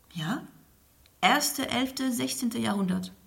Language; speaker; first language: German; non-native, fluent; French